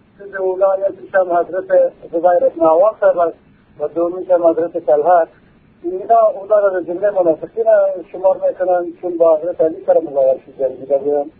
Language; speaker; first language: Persian; native; Persian